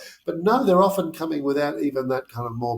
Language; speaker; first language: English; native; English